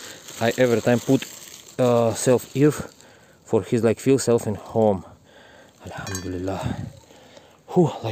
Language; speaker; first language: English; non-native, learner; Russian